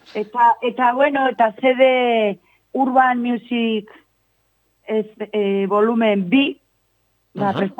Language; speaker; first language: Basque; non-native, local second language; Spanish